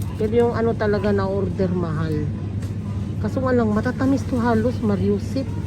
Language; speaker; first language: Filipino; native; Filipino